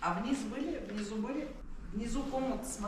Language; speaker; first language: Russian; native; Russian